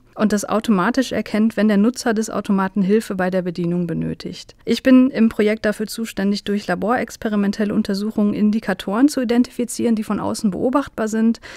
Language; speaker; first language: German; native; German